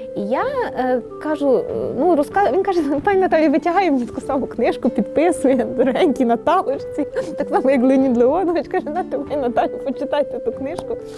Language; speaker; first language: Ukrainian; native; Ukrainian